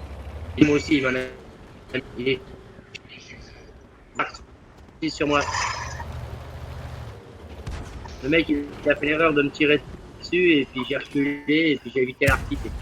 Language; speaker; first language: French; native; French